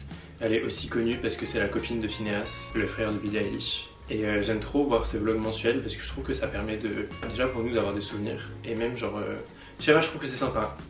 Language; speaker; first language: French; native; French